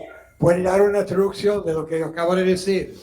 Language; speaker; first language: Spanish; non-native, fluent; English